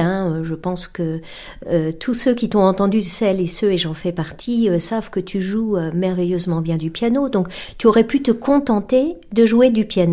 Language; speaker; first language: French; native; French